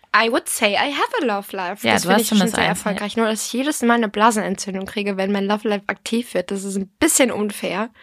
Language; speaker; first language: German; non-native, fluent; English